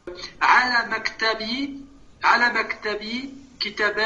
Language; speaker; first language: Arabic; non-native, learner; French